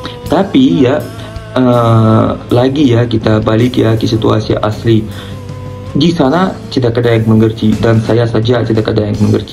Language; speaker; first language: Indonesian; non-native, learner; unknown